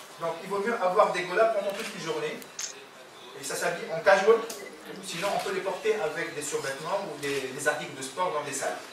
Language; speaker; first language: French; non-native, local second language; Arabic